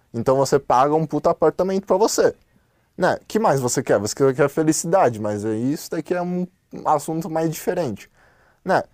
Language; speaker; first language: Portuguese; non-native, fluent; Chinese